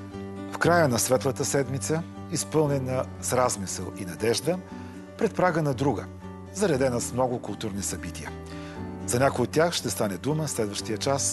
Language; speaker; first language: Bulgarian; native; Bulgarian